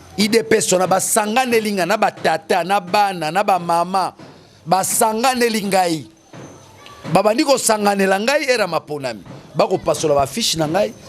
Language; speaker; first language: Lingala; non-native, local second language; Kongo